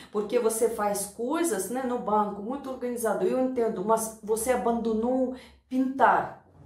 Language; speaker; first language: Portuguese; non-native, fluent; Russian